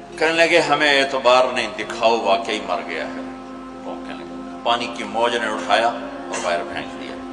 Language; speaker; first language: Urdu; non-native, local second language; Punjabi